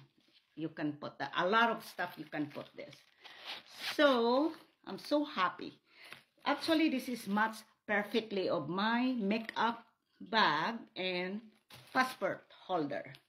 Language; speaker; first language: English; non-native, local second language; Filipino